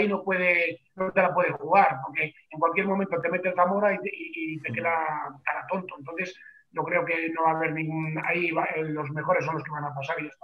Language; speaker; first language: Spanish; native; Spanish